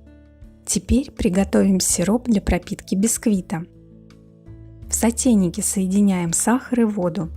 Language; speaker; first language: Russian; native; Russian